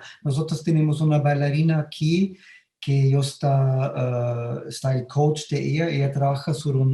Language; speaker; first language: Spanish; non-native, fluent; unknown